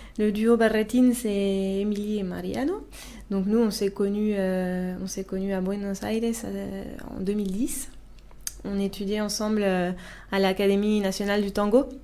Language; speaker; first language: French; native; French